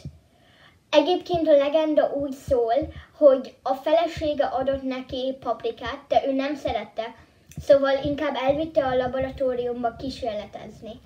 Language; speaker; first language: Hungarian; early bilingual, heritage; Hungarian